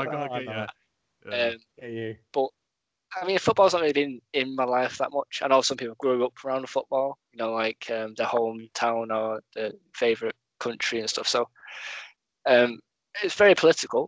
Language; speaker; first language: English; native; English